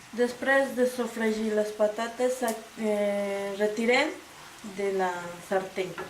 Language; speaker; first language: Catalan; non-native, learner; Spanish